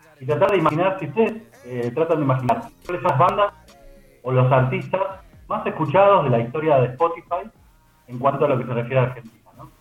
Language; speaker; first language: Spanish; native; Spanish